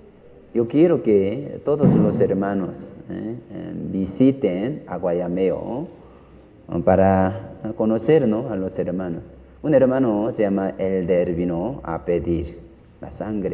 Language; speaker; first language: Spanish; non-native, learner; Korean